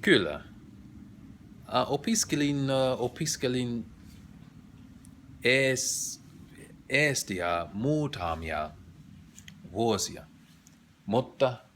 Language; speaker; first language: Finnish; non-native, learner; English